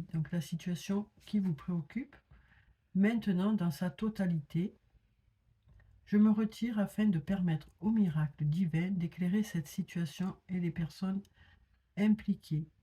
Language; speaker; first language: French; native; French